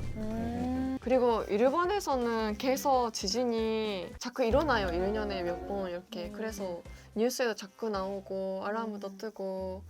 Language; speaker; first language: Korean; non-native, fluent; Japanese